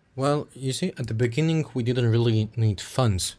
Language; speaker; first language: English; early bilingual, other home language; Russian